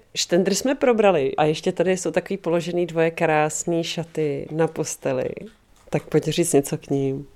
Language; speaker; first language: Czech; native; Czech